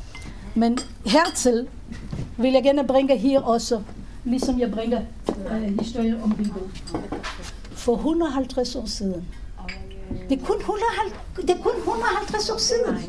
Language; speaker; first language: Danish; non-native, fluent; Hebrew